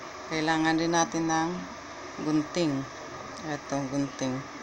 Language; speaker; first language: Filipino; non-native, local second language; Cebuano